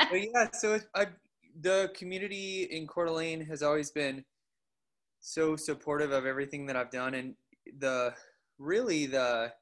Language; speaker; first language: English; native; English